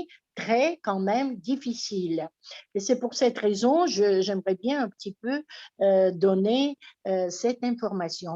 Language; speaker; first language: French; non-native, fluent; Russian